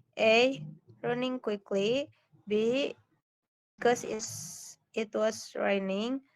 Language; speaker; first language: English; non-native, learner; Indonesian